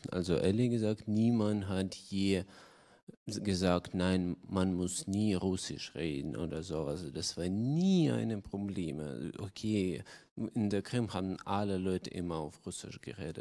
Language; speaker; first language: German; non-native, fluent; Russian